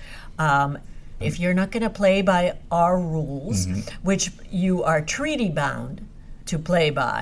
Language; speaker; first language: English; non-native, fluent; Hungarian